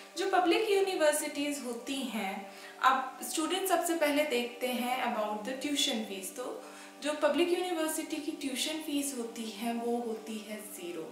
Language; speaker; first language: Hindi; native; Hindi